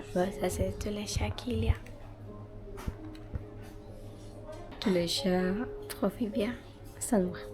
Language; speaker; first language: French; non-native, learner; Spanish